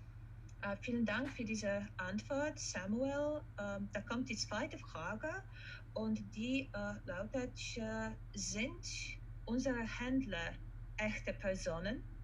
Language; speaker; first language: German; non-native, fluent; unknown